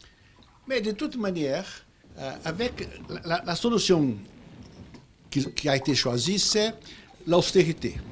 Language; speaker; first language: French; non-native, fluent; Portuguese